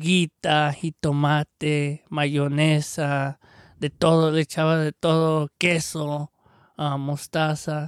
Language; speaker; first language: Spanish; early bilingual, heritage; Spanish